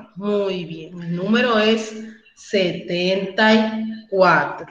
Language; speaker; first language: Spanish; native; Spanish